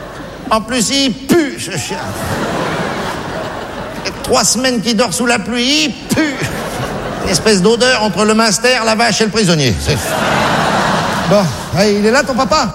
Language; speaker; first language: French; native; French